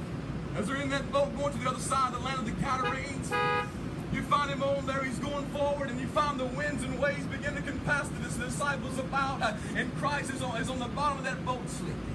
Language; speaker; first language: English; native; English